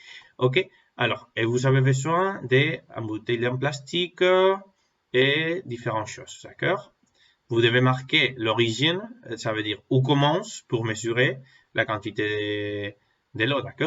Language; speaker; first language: French; non-native, fluent; Spanish